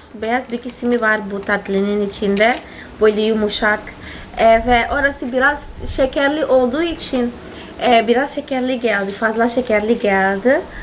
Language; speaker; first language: Turkish; non-native, fluent; Portuguese